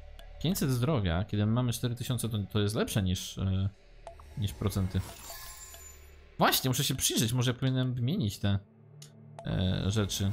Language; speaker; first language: Polish; native; Polish